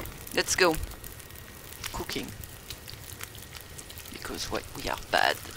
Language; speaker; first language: English; non-native, learner; French